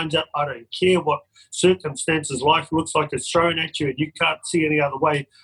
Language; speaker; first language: English; native; English